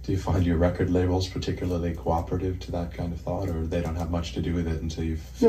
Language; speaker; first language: English; native; English